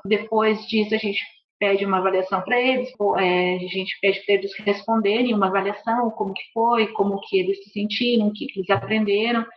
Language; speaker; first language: Portuguese; native; Portuguese